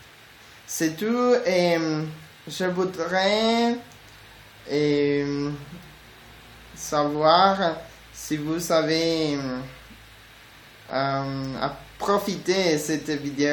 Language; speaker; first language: French; non-native, learner; Spanish